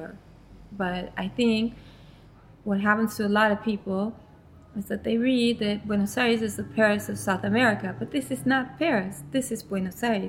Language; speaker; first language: English; native; English